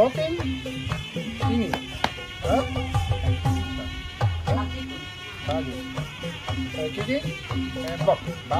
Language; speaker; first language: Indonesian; non-native, learner; Dutch